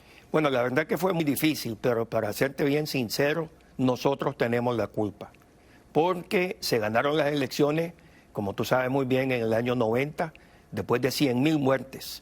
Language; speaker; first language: Spanish; native; Spanish